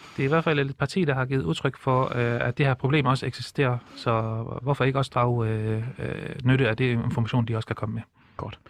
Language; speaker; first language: Danish; early bilingual, other home language; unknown